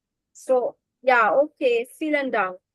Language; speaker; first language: German; non-native, fluent; Hindi